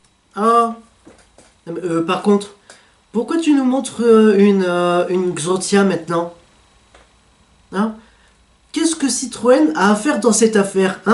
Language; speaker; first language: French; native; French